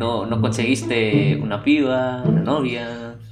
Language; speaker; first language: Spanish; non-native, fluent; Indonesian